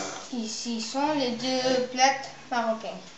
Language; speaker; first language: French; non-native, learner; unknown